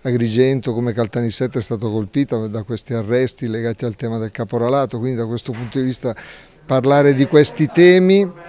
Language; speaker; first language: Italian; native; Italian